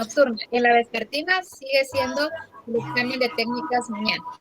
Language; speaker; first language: Spanish; native; Spanish